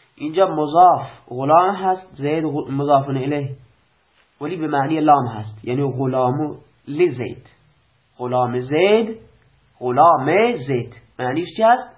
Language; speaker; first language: Persian; non-native, local second language; Baluchi